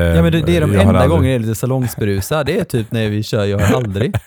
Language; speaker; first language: Swedish; native; Swedish